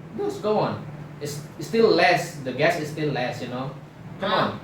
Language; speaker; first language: English; non-native, fluent; Indonesian